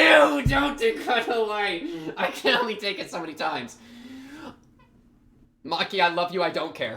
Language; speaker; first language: English; native; English